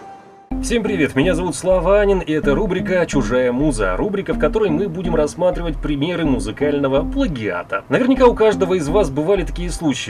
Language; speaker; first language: Russian; native; Russian